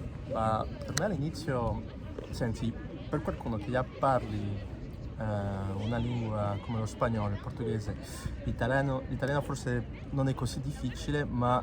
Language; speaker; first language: Italian; non-native, fluent; Spanish